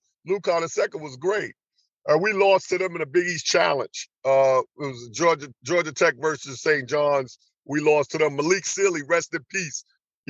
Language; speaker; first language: English; native; English